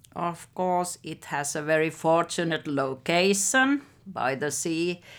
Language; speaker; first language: English; non-native, fluent; Finnish